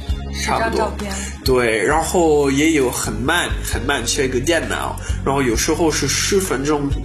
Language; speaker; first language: Chinese; non-native, learner; French